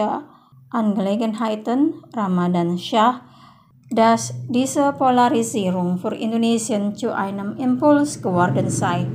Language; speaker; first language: German; non-native, fluent; Indonesian